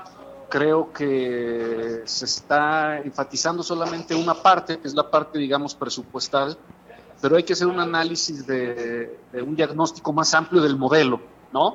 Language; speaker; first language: Spanish; native; Spanish